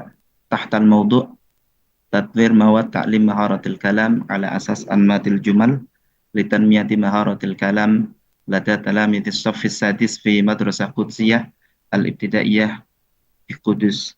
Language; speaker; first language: Arabic; non-native, fluent; Indonesian